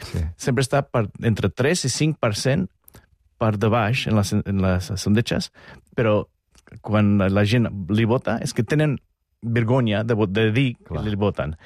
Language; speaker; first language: Catalan; non-native, fluent; English